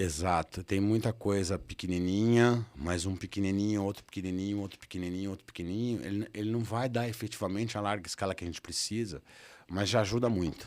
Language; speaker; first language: Portuguese; native; Portuguese